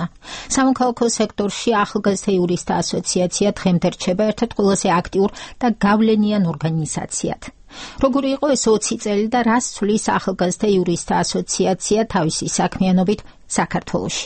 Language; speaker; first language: Georgian; native; Georgian